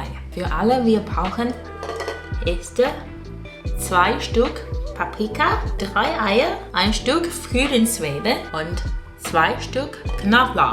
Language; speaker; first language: German; non-native, learner; Chinese